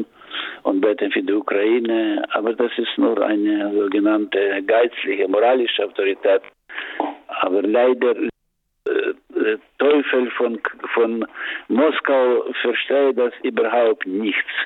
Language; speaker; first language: German; non-native, learner; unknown